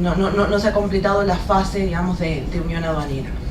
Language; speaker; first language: Spanish; native; Spanish